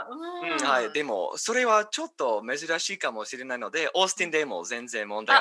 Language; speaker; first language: Japanese; non-native, fluent; English